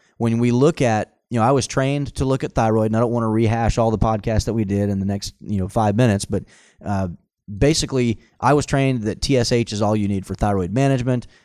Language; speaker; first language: English; native; English